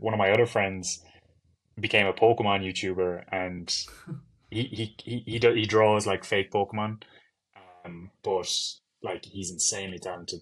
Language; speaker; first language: English; native; English